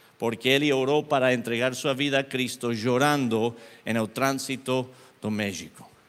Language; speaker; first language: Portuguese; non-native, learner; Spanish